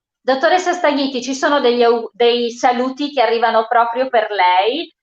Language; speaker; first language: Italian; native; Italian